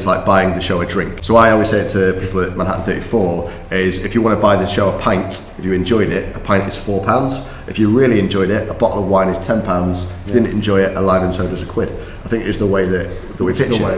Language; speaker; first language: English; native; English